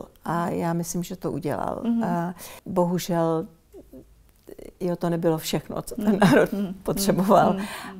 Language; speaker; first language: Czech; early bilingual, heritage; Czech